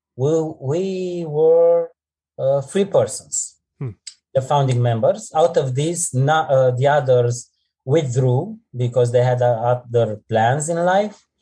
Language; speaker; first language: English; non-native, fluent; Romanian